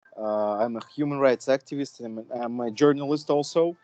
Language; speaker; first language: English; non-native, fluent; Russian